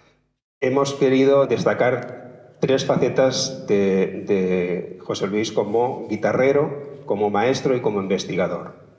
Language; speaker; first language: Spanish; native; Spanish